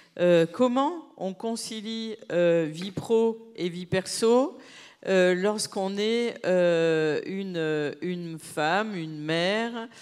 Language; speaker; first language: French; native; French